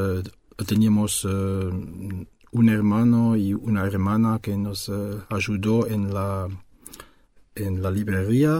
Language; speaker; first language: Spanish; non-native, fluent; French